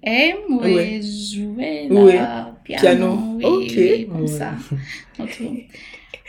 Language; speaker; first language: French; non-native, learner; Romanian